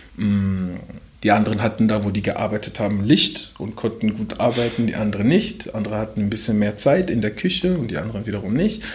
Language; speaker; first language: German; early bilingual, other home language; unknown